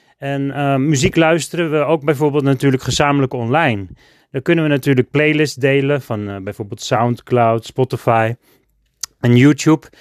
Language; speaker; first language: Dutch; native; Dutch